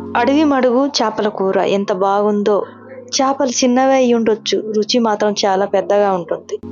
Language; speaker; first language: Telugu; non-native, local second language; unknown